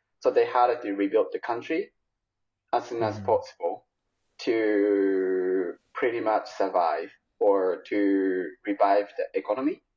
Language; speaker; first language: English; non-native, fluent; Japanese